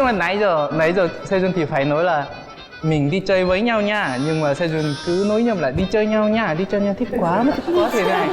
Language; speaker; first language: Vietnamese; non-native, fluent; Korean